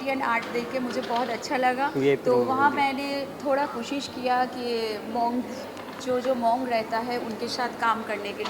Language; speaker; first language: Hindi; non-native, local second language; Bangla